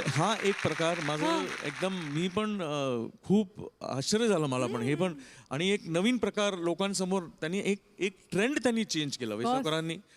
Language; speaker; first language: Marathi; non-native, local second language; Tamil